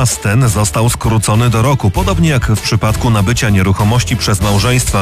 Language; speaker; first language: Polish; native; Polish